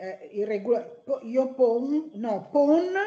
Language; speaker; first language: Spanish; non-native, learner; Italian